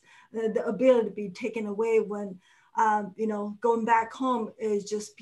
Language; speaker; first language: English; non-native, fluent; Chinese